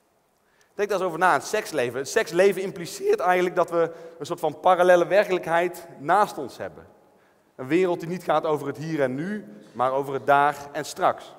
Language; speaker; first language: Dutch; native; Dutch